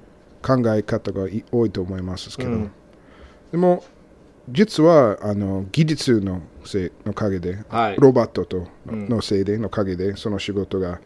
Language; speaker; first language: Japanese; non-native, learner; English